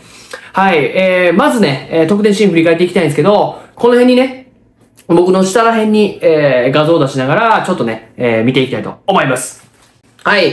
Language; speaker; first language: Japanese; native; Japanese